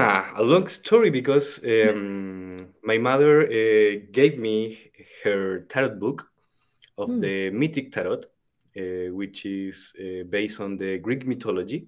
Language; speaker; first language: English; non-native, fluent; Spanish